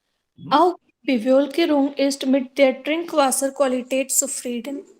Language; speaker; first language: German; non-native, learner; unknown